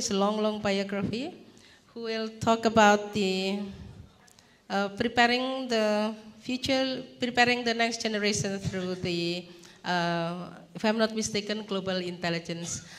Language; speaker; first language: English; non-native, fluent; Indonesian